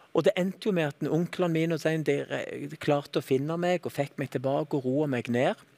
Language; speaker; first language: Norwegian; native; Norwegian